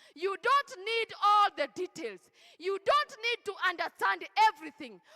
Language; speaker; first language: English; non-native, local second language; Swahili